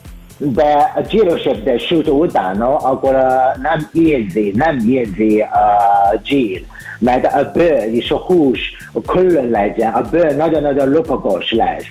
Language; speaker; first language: Hungarian; non-native, learner; Chinese